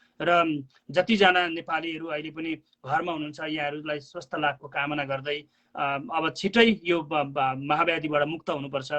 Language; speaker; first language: Nepali; native; Nepali